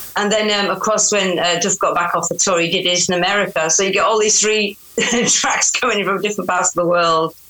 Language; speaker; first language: English; native; English